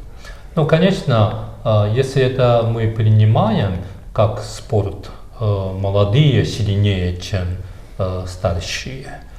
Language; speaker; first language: Russian; non-native, fluent; Japanese